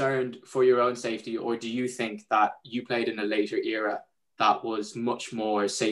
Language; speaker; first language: English; native; English